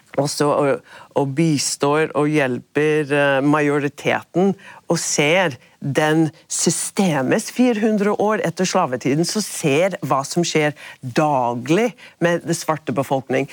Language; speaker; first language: Norwegian; non-native, fluent; English